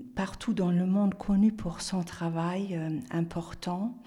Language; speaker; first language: French; non-native, fluent; German